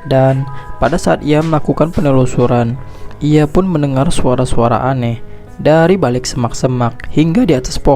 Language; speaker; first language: Indonesian; native; Indonesian